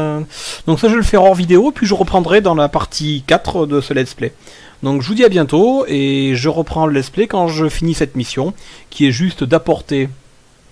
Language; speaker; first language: French; native; French